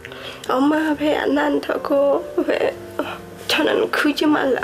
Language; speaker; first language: Korean; non-native, learner; Khmer